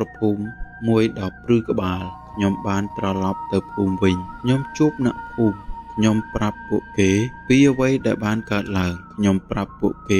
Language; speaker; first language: Khmer; native; Khmer